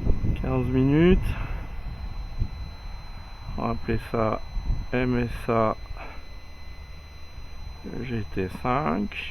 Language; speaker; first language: French; native; French